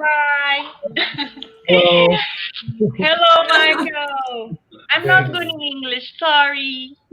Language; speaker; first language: English; non-native, learner; Portuguese